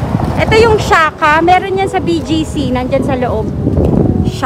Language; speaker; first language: Filipino; native; Filipino